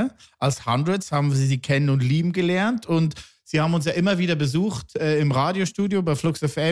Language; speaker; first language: German; native; German